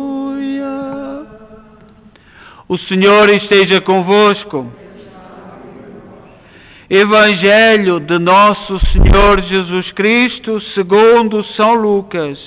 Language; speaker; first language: Portuguese; native; Portuguese